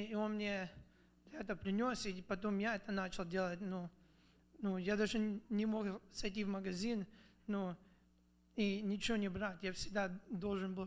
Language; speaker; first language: Russian; early bilingual, other home language; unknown